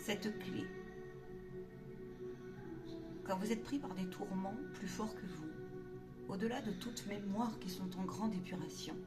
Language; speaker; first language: French; native; French